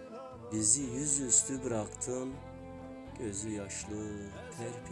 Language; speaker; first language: Turkish; native; Turkish